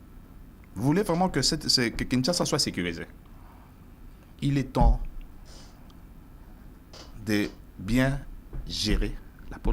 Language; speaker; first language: French; non-native, local second language; Lingala